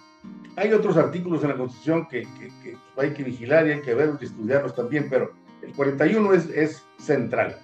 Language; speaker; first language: Spanish; native; Spanish